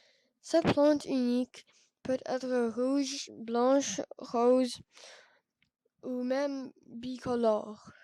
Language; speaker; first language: French; non-native, learner; English